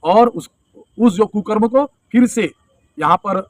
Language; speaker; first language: Hindi; non-native, local second language; Bangla